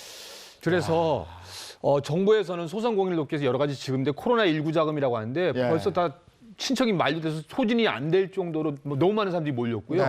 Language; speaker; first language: Korean; native; Korean